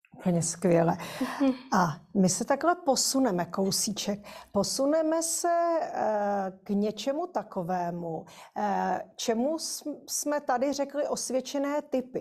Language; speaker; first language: Czech; native; Czech